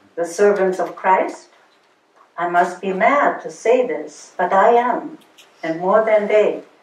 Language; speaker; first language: English; early bilingual, other home language; German